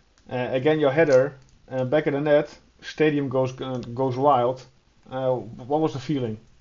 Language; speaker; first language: English; non-native, fluent; Dutch